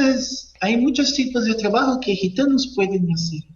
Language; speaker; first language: Spanish; non-native, learner; Portuguese